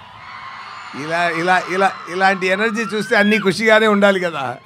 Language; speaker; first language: Telugu; non-native, learner; Tamil